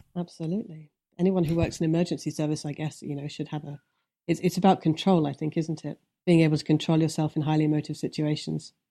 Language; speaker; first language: English; native; English